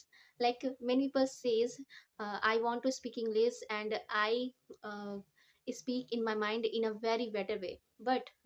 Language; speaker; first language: English; non-native, learner; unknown